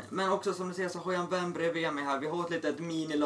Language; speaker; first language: Swedish; native; Swedish